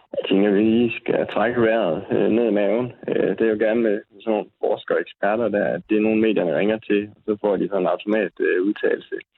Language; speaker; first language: Danish; native; Danish